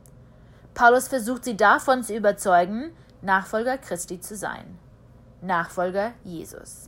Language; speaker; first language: German; early bilingual, heritage; German